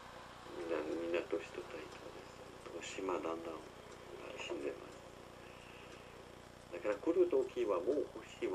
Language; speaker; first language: Japanese; non-native, learner; French